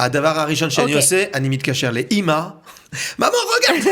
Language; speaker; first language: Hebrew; non-native, learner; French